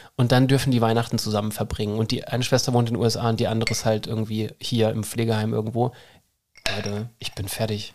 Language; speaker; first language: German; native; German